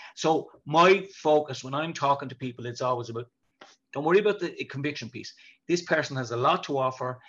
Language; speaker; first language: English; native; English